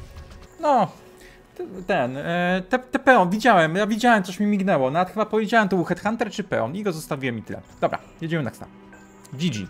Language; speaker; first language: Polish; native; Polish